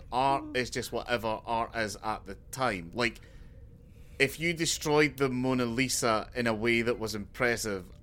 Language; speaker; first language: English; native; English